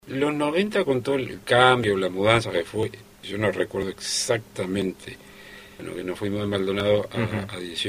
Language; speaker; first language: Spanish; native; Spanish